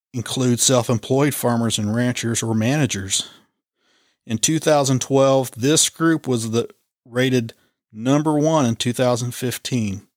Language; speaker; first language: English; native; English